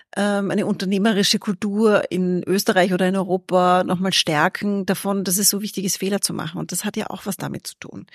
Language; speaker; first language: German; native; German